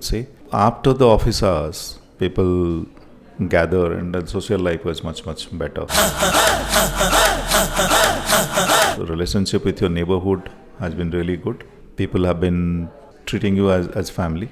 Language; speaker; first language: English; non-native, local second language; Odia